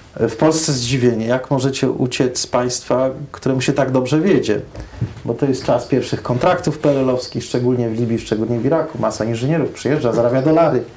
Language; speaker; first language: Polish; early bilingual, heritage; Polish